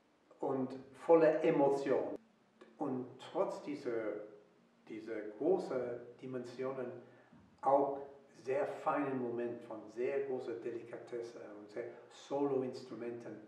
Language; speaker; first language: German; non-native, fluent; English